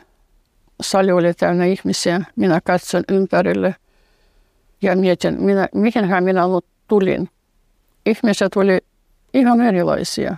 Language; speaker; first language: Finnish; non-native, fluent; Russian